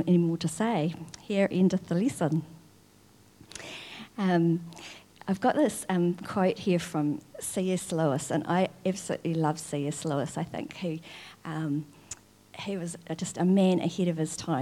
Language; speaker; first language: English; native; English